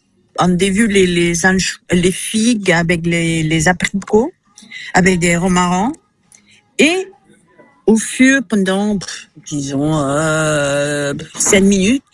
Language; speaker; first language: French; non-native, fluent; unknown